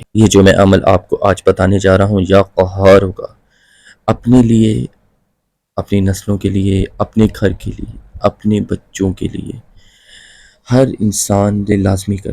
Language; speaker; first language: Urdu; non-native, local second language; Punjabi